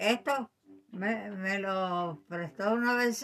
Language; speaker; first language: Spanish; native; Spanish